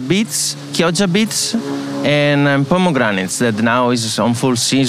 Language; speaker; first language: English; non-native, learner; Italian